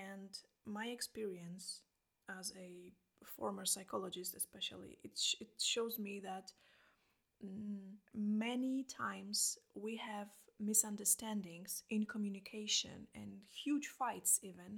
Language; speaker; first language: English; non-native, fluent; Polish